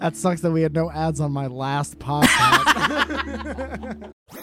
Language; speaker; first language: English; native; English